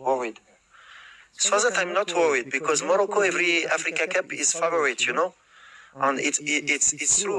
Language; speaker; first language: English; non-native, learner; French